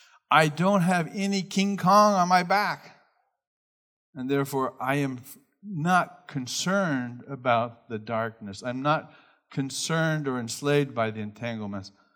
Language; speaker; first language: English; native; English